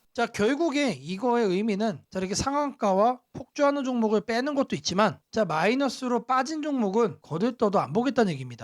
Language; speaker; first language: Korean; native; Korean